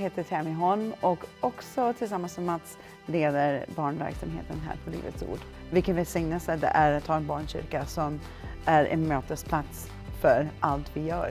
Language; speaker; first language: Swedish; non-native, fluent; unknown